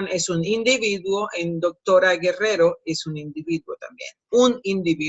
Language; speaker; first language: Spanish; non-native, fluent; English